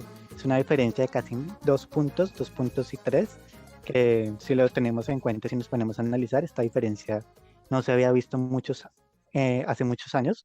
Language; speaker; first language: Spanish; native; Spanish